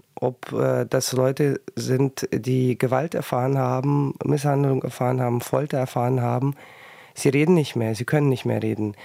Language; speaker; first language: German; early bilingual, other home language; Russian